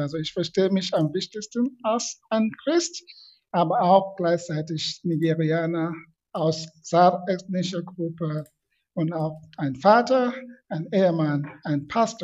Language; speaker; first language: German; non-native, fluent; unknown